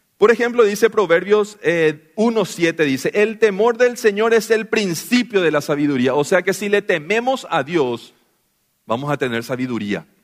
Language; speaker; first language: Spanish; native; Spanish